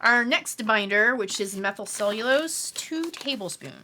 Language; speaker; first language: English; native; English